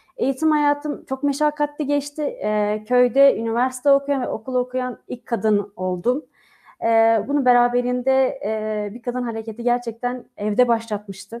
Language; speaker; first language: Turkish; non-native, local second language; Kurdish